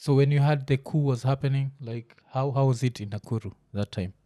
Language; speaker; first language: English; non-native, local second language; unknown